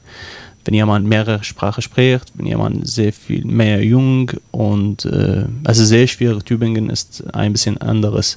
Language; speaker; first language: German; non-native, learner; Arabic